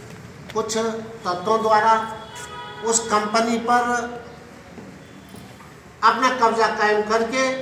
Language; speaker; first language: Hindi; native; Hindi